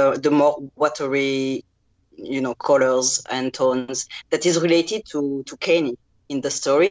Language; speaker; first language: English; non-native, fluent; French